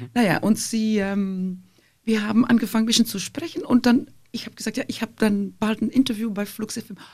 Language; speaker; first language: German; non-native, fluent; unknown